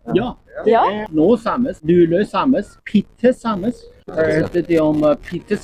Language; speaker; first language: Norwegian; non-native, learner; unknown